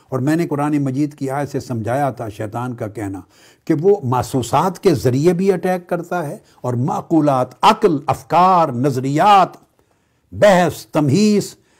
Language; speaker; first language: Urdu; native; Urdu